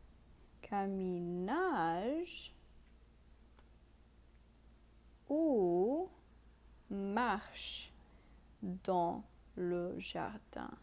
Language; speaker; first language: French; non-native, fluent; English